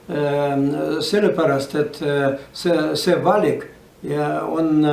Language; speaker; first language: Estonian; non-native, learner; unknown